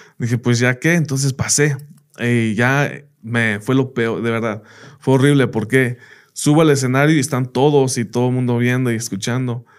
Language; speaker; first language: Spanish; early bilingual, heritage; Spanish